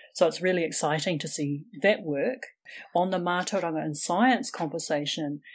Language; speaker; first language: English; native; English